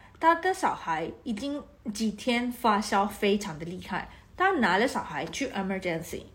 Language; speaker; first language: Chinese; non-native, fluent; Spanish